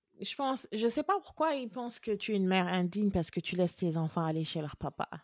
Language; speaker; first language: French; non-native, local second language; Wolof